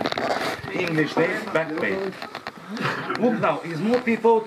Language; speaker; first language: English; non-native, learner; Bulgarian